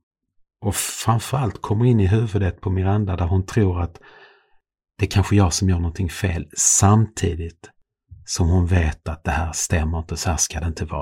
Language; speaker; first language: Swedish; native; Swedish